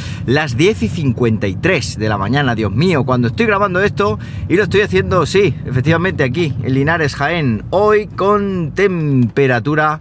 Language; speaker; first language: Spanish; native; Spanish